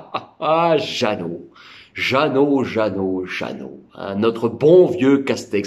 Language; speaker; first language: French; native; French